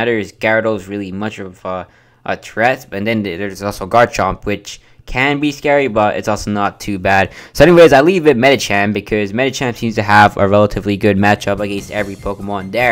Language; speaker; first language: English; native; English